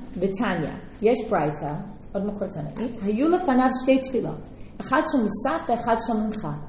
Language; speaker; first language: Hebrew; native; Hebrew